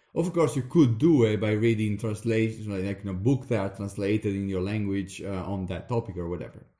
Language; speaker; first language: English; non-native, fluent; Italian